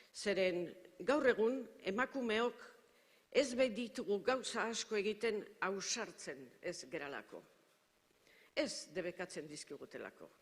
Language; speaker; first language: Basque; native; Basque